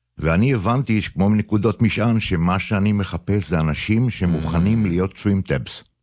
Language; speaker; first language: Hebrew; native; Hebrew